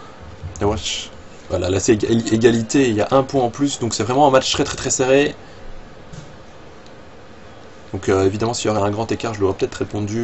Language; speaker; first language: French; native; French